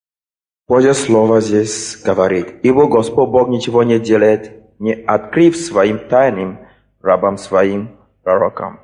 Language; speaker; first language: Russian; non-native, fluent; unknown